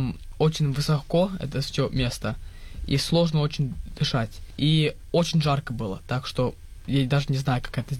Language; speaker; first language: Russian; early bilingual, heritage; Russian